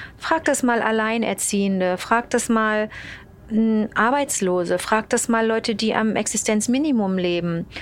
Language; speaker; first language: German; native; German